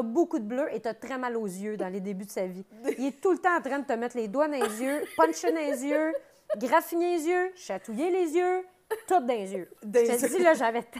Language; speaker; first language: French; native; French